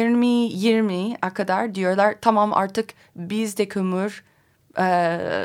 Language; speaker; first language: Turkish; non-native, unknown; English